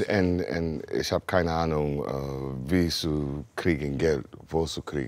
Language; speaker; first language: German; non-native, learner; English